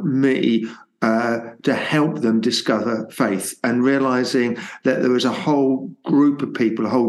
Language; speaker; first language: English; native; English